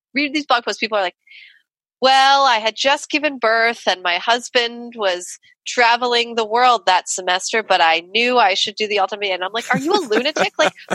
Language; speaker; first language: English; native; English